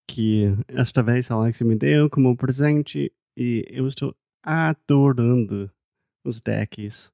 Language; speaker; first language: Portuguese; non-native, fluent; English